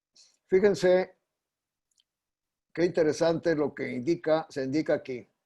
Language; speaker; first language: Spanish; native; Spanish